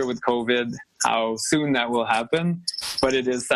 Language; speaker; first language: English; non-native, fluent; French